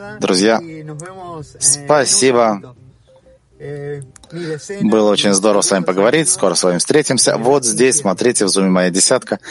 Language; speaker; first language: Russian; non-native, fluent; Spanish